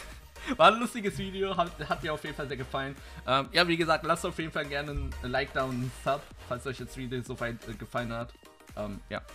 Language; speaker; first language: German; native; German